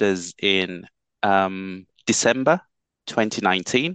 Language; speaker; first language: English; non-native, local second language; Bemba